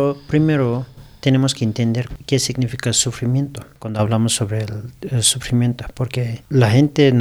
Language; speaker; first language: Spanish; non-native, learner; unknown